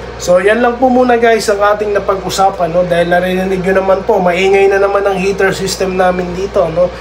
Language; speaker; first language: Filipino; native; Filipino